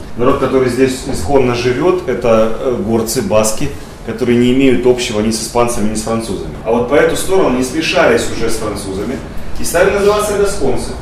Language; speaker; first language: Russian; native; Russian